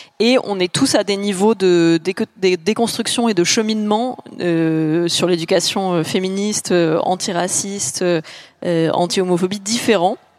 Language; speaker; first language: French; native; French